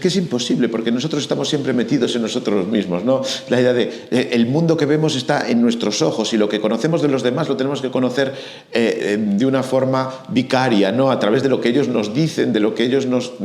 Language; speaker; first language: Spanish; native; Spanish